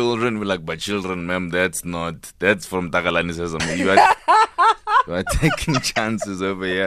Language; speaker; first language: English; non-native, local second language; Zulu